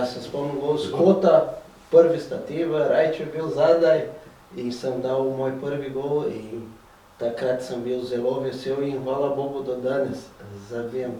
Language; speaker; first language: Slovenian; non-native, fluent; Portuguese